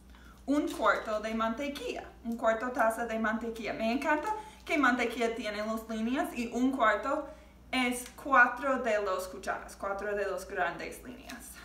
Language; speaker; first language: Spanish; non-native, learner; English